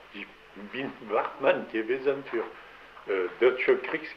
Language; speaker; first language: German; non-native, learner; French